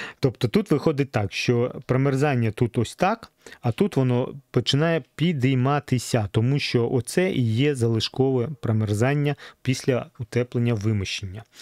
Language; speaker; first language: Ukrainian; non-native, local second language; Russian